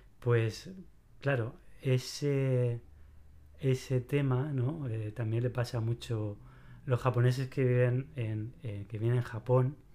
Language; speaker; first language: Spanish; native; Spanish